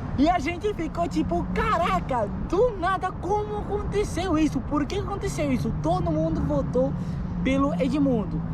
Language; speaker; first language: Portuguese; non-native, fluent; Spanish